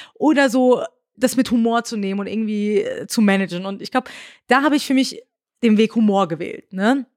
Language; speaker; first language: German; early bilingual, other home language; Persian